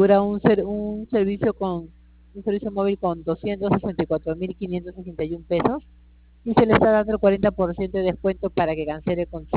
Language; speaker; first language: Spanish; native; Spanish